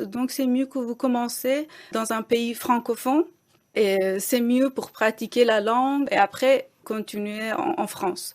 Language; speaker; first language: French; non-native, fluent; Persian